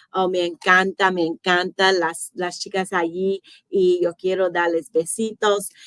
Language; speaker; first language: Spanish; non-native, learner; English